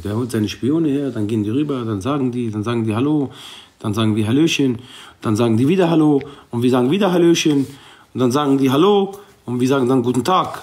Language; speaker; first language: German; non-native, local second language; Arabic